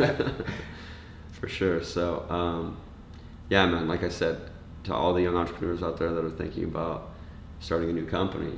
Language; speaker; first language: English; native; English